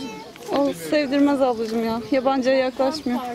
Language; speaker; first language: Turkish; native; Turkish